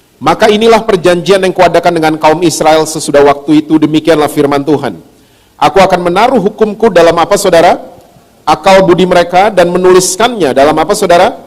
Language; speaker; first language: Indonesian; native; Indonesian